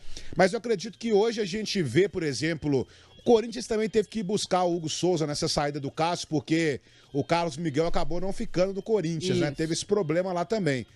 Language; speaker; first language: Portuguese; native; Portuguese